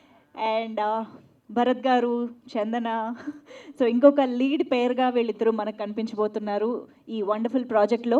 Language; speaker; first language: Telugu; native; Telugu